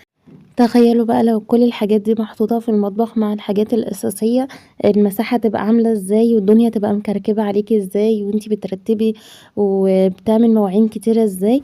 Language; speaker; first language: Arabic; native; Arabic